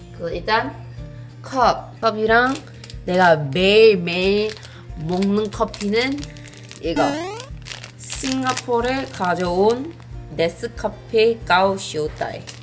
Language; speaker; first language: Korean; non-native, fluent; English